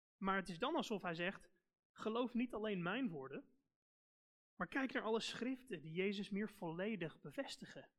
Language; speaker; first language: Dutch; non-native, fluent; English